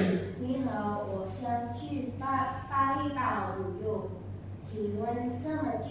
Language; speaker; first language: Chinese; non-native, learner; Indonesian